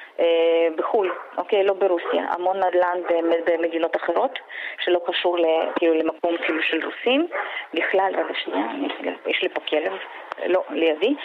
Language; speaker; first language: Hebrew; non-native, fluent; Russian